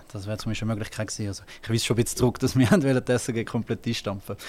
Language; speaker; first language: German; native; German